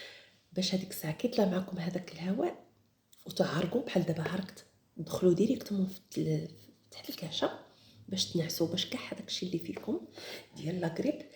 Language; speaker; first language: Arabic; native; Arabic